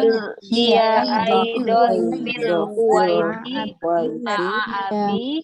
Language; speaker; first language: Arabic; non-native, learner; Indonesian